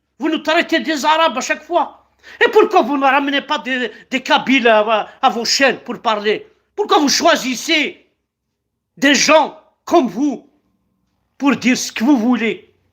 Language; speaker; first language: French; non-native, local second language; Kabyle